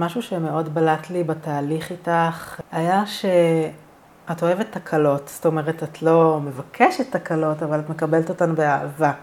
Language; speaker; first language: Hebrew; native; Hebrew